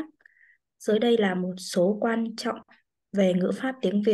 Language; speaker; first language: Vietnamese; native; Vietnamese